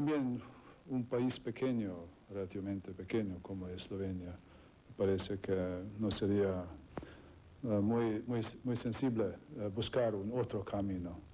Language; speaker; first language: Spanish; non-native, fluent; Slovenian